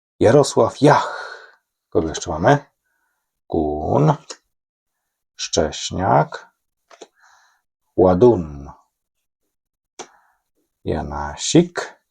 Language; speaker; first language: Polish; native; Polish